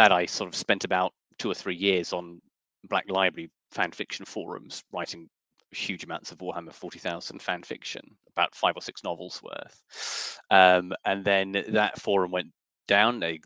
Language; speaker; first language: English; native; English